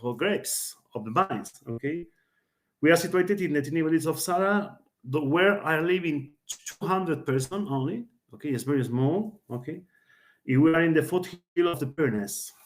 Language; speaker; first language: English; non-native, learner; Spanish